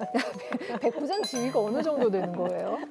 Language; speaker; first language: Korean; native; Korean